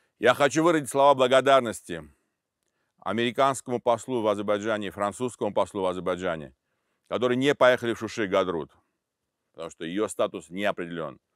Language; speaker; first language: Russian; non-native, local second language; Armenian